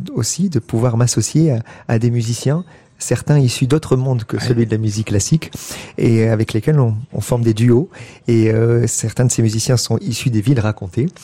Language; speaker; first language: French; native; French